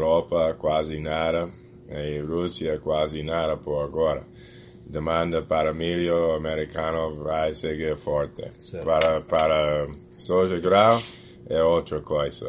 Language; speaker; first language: Portuguese; non-native, fluent; English